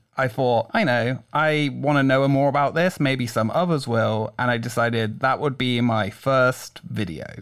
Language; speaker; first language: English; native; English